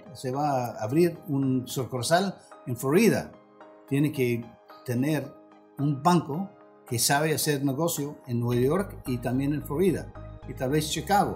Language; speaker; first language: Spanish; non-native, fluent; English